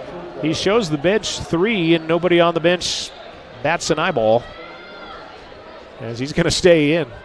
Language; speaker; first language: English; native; English